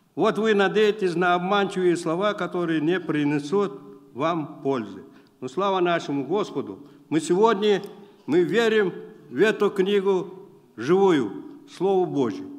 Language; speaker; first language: Russian; non-native, local second language; Uzbek